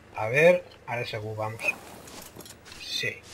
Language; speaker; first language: Spanish; non-native, local second language; Catalan